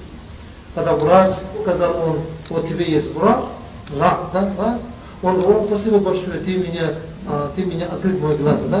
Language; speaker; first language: Russian; non-native, learner; Tibetan